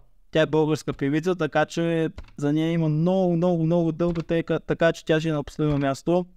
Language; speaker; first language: Bulgarian; native; Bulgarian